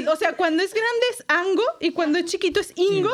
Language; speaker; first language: Spanish; native; Spanish